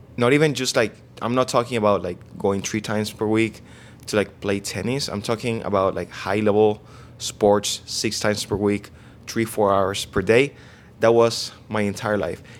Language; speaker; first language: English; non-native, fluent; Spanish